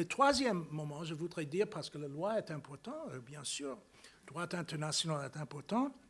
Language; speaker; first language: French; non-native, fluent; English